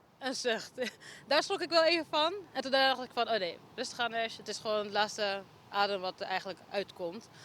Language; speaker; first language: Dutch; native; Dutch